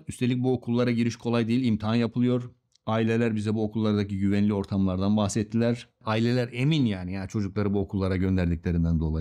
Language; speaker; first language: Turkish; native; Turkish